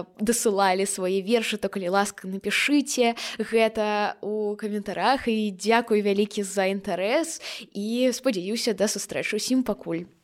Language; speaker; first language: Belarusian; non-native, local second language; Russian